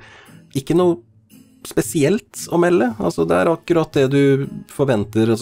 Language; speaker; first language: Norwegian; native; Norwegian